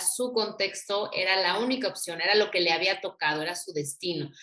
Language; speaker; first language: Spanish; native; Spanish